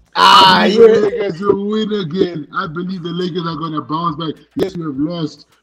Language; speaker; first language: English; non-native, local second language; Shona